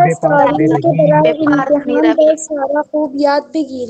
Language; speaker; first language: Persian; non-native, learner; Urdu